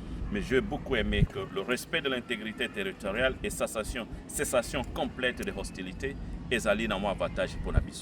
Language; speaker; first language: French; non-native, local second language; Lingala